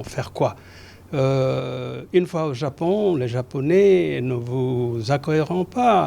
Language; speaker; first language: French; non-native, local second language; Serer